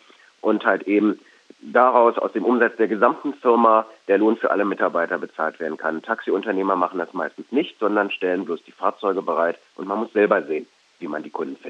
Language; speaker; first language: German; native; German